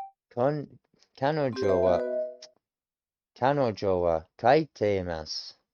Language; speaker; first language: Japanese; non-native, learner; English